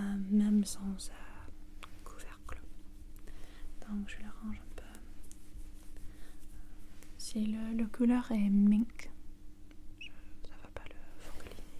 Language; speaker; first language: French; non-native, learner; English